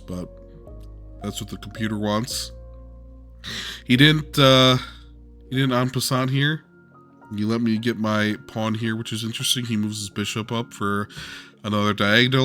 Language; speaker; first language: English; native; English